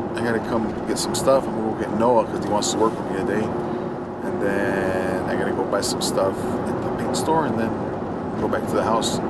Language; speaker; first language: English; early bilingual, other home language; Spanish